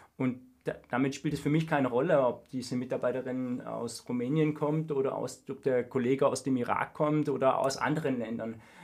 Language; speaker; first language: German; native; German